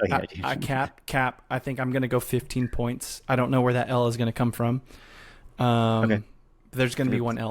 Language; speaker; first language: English; native; English